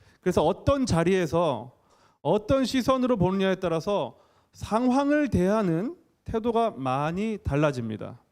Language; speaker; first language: Korean; native; Korean